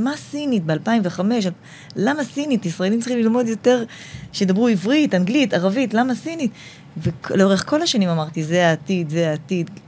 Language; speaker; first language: Hebrew; native; Hebrew